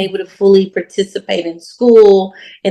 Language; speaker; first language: English; native; English